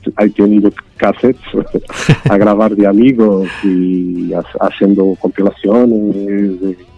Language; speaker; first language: Spanish; non-native, learner; Portuguese